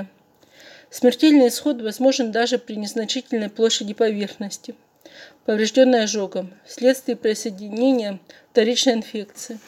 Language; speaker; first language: Russian; native; Russian